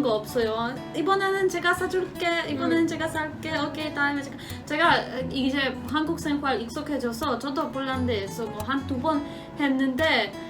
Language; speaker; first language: Korean; non-native, fluent; Polish